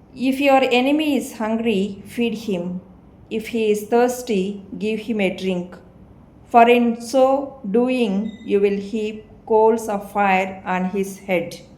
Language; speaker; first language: English; non-native, local second language; Telugu